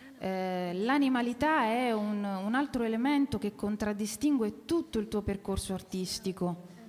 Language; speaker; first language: Italian; native; Italian